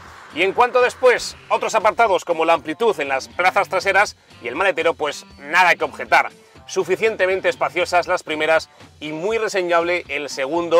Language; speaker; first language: Spanish; native; Spanish